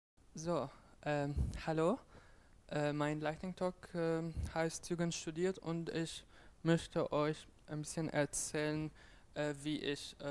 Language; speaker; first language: German; non-native, fluent; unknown